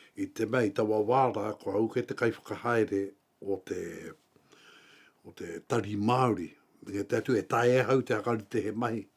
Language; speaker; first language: Māori; native; Māori